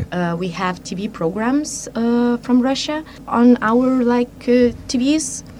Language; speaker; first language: English; non-native, fluent; Lithuanian